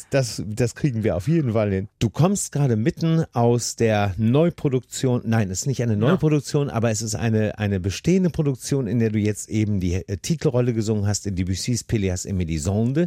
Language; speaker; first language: German; native; German